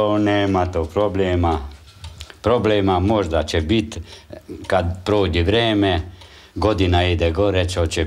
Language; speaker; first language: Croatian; non-native, local second language; Hungarian